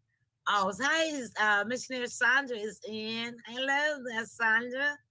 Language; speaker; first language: English; native; English